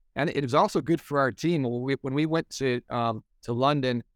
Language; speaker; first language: English; native; English